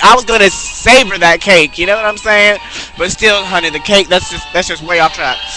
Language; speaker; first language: English; native; English